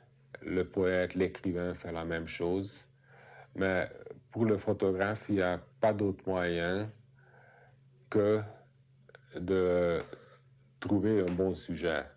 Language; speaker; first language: French; non-native, fluent; Hungarian